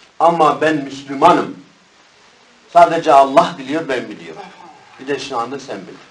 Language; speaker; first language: Turkish; native; Turkish